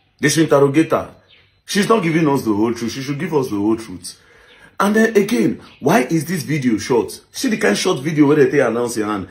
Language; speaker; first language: Nigerian Pidgin; native; Nigerian Pidgin